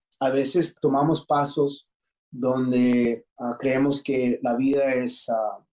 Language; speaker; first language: Spanish; early bilingual, heritage; English